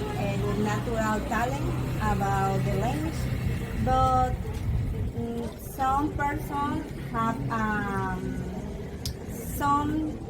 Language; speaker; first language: English; non-native, learner; Spanish